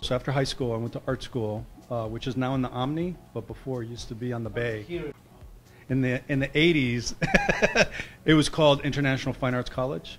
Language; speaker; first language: English; early bilingual, other home language; Spanish